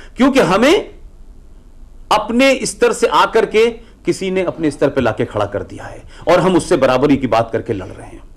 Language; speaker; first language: Hindi; native; Hindi